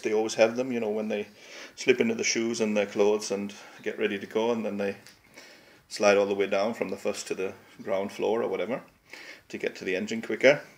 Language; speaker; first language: English; native; English